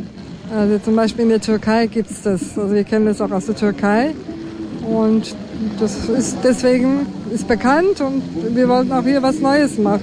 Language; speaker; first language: German; non-native, fluent; Turkish